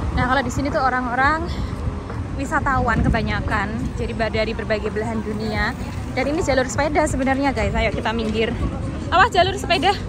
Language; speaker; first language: Indonesian; native; Indonesian